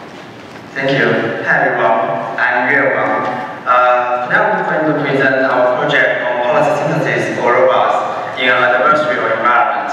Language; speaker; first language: English; non-native, fluent; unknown